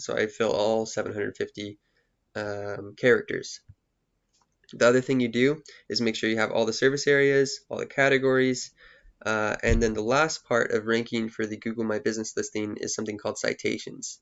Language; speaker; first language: English; native; English